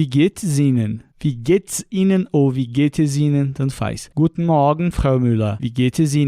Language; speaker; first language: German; non-native, fluent; Portuguese